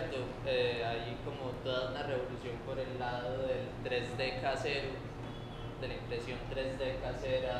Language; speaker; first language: Spanish; native; Spanish